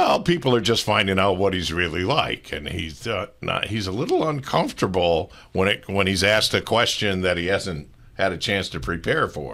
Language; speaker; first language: English; native; English